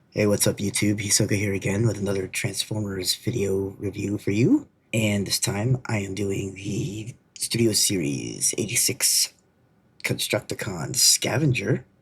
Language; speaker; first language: English; native; English